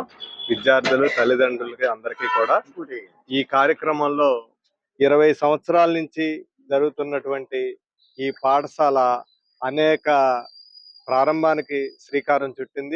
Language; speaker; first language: Telugu; native; Telugu